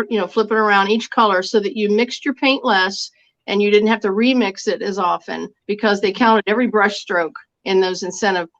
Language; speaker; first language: English; native; English